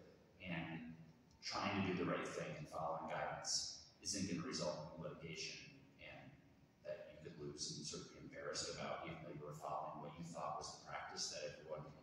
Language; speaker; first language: English; native; English